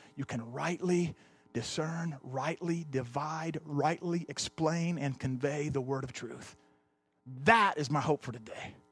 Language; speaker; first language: English; native; English